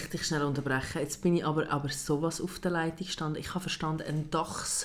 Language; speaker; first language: German; native; German